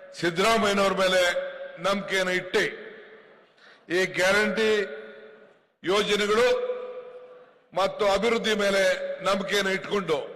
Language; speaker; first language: Kannada; native; Kannada